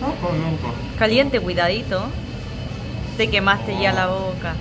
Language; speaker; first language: Spanish; native; Spanish